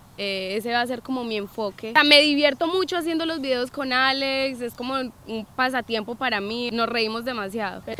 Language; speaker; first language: Spanish; early bilingual, heritage; Spanish